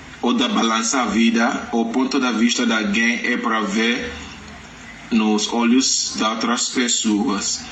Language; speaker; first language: Portuguese; non-native, learner; Yoruba